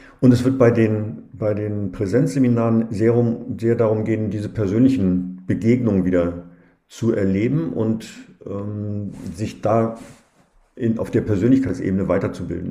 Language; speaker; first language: German; native; German